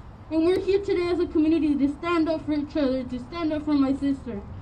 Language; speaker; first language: English; early bilingual, other home language; Spanish